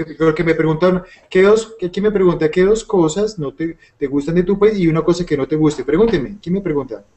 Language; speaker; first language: Spanish; native; Spanish